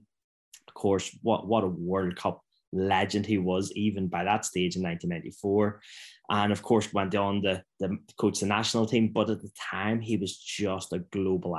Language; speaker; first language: English; native; English